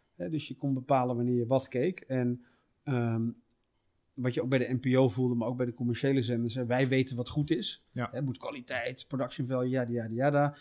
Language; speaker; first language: Dutch; native; Dutch